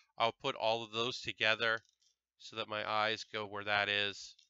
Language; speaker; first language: English; native; English